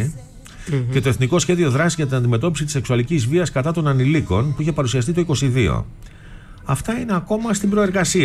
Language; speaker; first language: Greek; native; Greek